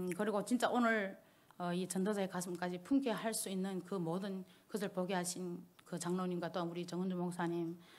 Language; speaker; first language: Korean; early bilingual, heritage; Korean